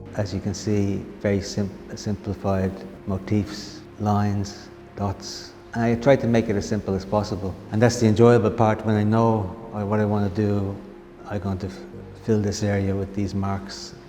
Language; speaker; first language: English; native; English